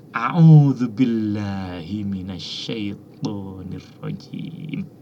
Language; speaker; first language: Arabic; non-native, fluent; Indonesian